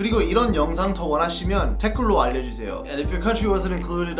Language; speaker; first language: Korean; non-native, fluent; English